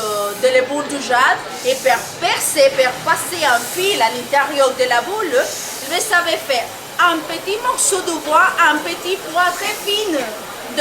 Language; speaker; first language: French; non-native, learner; Spanish